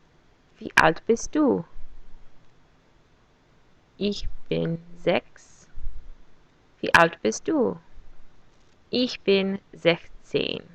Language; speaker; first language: German; non-native, fluent; English